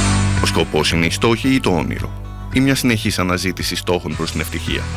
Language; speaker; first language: Greek; native; Greek